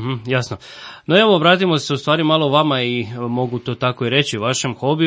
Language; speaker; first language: Croatian; native; Croatian